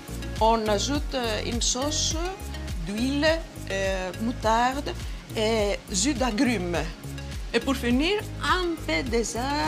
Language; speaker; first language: French; non-native, learner; Greek